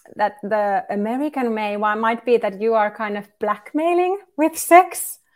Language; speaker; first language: English; non-native, fluent; Finnish